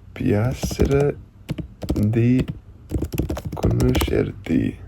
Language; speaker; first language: Italian; non-native, learner; English